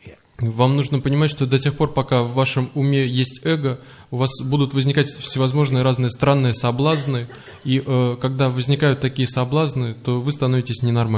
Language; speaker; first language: Russian; native; Russian